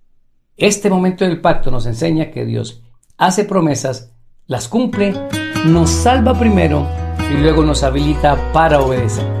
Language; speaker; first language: Spanish; native; Spanish